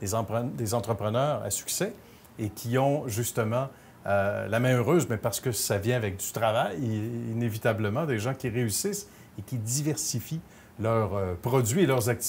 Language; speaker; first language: French; native; French